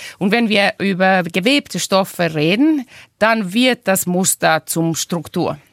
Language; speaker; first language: German; non-native, fluent; Finnish